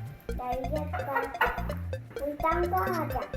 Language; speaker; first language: Korean; native; Korean